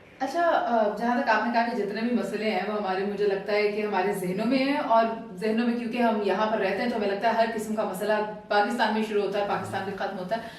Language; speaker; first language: Urdu; native; Urdu